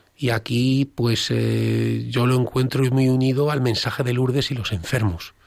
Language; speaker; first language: Spanish; native; Spanish